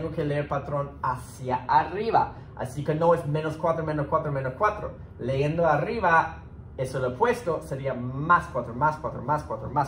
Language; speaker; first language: Spanish; non-native, fluent; English